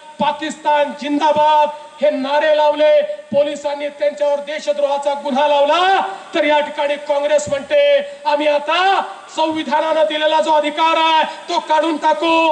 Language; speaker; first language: Marathi; native; Marathi